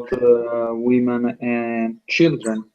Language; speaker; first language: English; non-native, learner; Italian